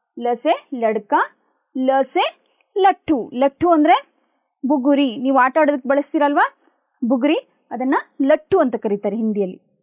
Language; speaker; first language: Kannada; native; Kannada